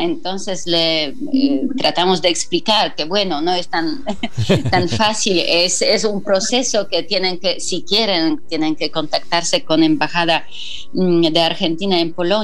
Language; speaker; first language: Spanish; non-native, fluent; Polish